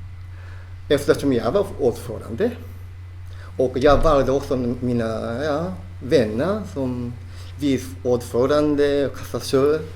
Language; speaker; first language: Swedish; non-native, fluent; Japanese